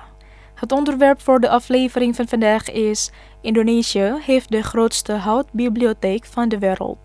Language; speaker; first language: Dutch; non-native, fluent; Indonesian